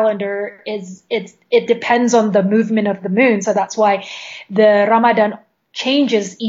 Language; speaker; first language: English; non-native, fluent; Indonesian